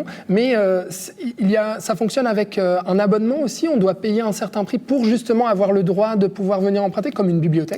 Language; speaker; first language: French; native; French